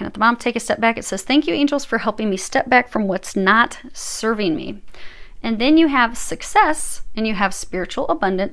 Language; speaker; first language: English; native; English